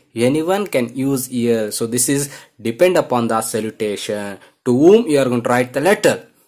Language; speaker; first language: English; non-native, local second language; Kannada